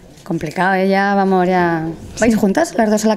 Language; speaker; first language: Spanish; native; Spanish